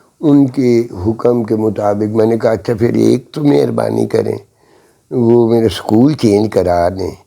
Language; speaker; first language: Urdu; non-native, local second language; Punjabi